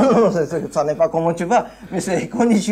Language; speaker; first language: French; non-native, learner; Japanese